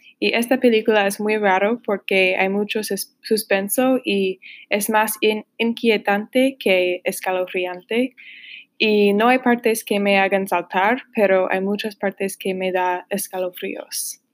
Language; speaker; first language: Spanish; non-native, learner; English